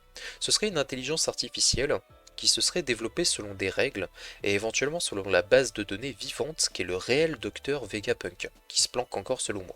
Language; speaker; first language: French; native; French